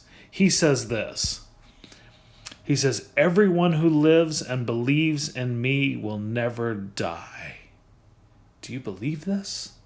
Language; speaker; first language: English; native; English